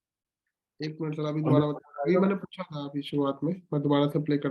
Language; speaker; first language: Hindi; native; Hindi